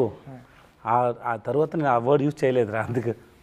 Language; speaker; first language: Telugu; non-native, local second language; Tamil